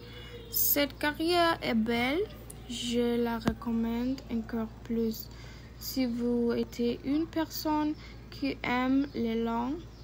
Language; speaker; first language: French; non-native, learner; Spanish